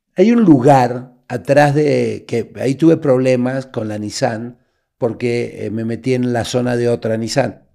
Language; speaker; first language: Spanish; native; Spanish